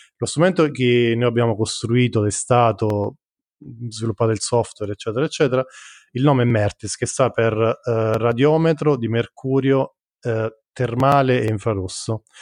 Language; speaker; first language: Italian; native; Italian